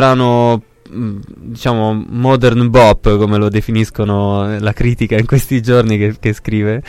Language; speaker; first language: Italian; native; Italian